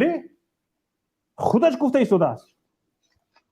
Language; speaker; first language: Persian; native; Persian